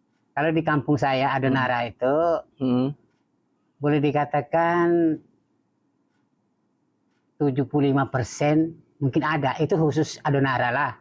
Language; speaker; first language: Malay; non-native, fluent; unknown